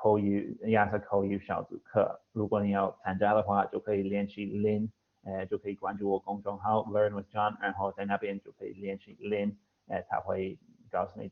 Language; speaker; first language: Chinese; non-native, fluent; English